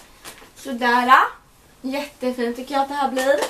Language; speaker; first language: Swedish; native; Swedish